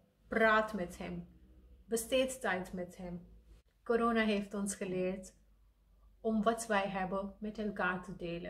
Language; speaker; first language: Dutch; non-native, fluent; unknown